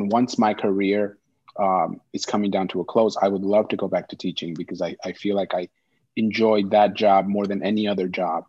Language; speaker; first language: English; native; English